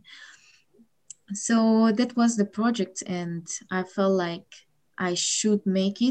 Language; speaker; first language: English; non-native, fluent; Ukrainian